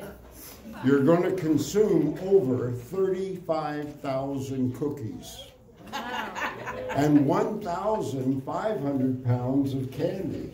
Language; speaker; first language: English; native; English